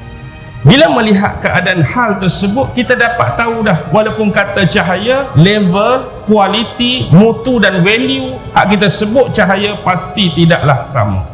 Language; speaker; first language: Malay; native; Malay